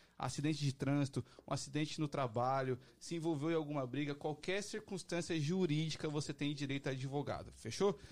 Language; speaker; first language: Portuguese; native; Portuguese